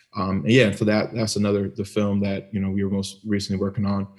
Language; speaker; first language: English; native; English